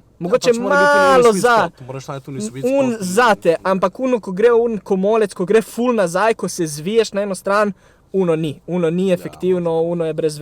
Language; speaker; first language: Slovenian; native; Slovenian